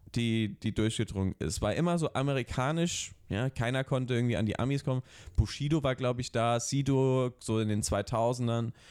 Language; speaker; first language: German; early bilingual, other home language; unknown